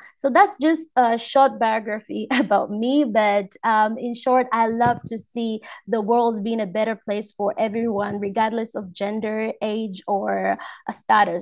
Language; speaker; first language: English; non-native, local second language; Swahili